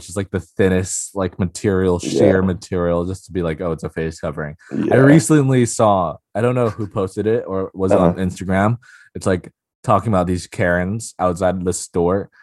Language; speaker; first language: English; non-native, local second language; Cantonese